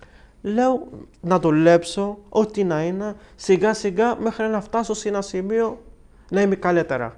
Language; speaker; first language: Greek; non-native, fluent; Arabic